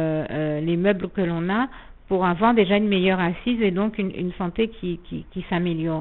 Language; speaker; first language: French; native; French